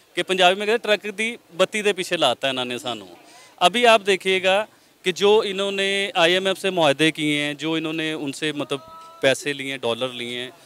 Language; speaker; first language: Urdu; non-native, local second language; Punjabi